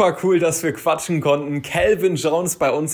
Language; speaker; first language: German; native; German